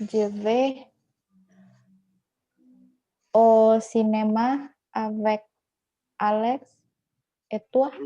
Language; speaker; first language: French; non-native, learner; Indonesian